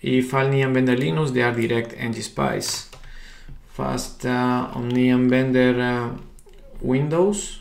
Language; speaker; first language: Swedish; non-native, fluent; Spanish